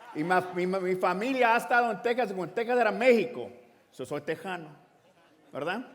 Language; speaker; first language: Spanish; early bilingual, heritage; Spanish